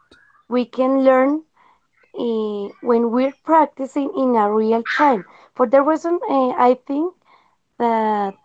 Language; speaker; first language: English; non-native, learner; Spanish